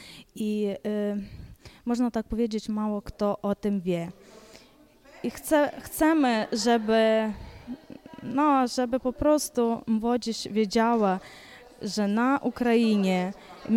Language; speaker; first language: Polish; early bilingual, heritage; Polish